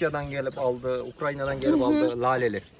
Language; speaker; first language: Turkish; non-native, local second language; Kazakh